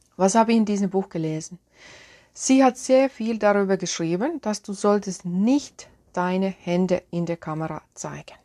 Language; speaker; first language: German; non-native, fluent; Finnish